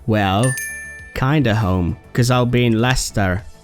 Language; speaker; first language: English; non-native, fluent; Polish